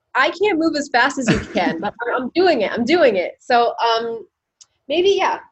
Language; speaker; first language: English; native; English